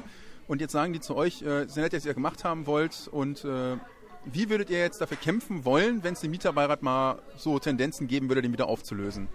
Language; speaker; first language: German; native; German